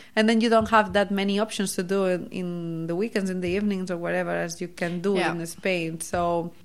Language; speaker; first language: English; non-native, fluent; Spanish